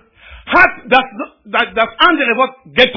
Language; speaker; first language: German; non-native, learner; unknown